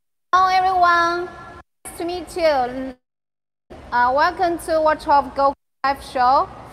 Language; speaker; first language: English; non-native, learner; Chinese